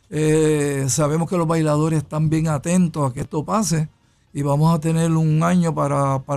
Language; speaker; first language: Spanish; native; Spanish